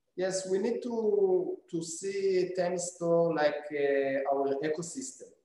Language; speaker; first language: English; non-native, fluent; Hebrew